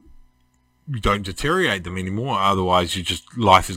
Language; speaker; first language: English; native; English